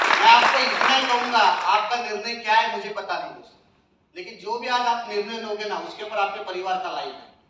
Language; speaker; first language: Hindi; non-native, local second language; Marathi